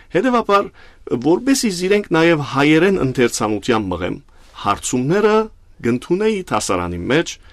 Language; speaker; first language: Armenian; early bilingual, heritage; Armenian